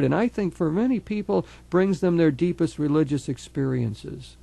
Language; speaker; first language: English; native; English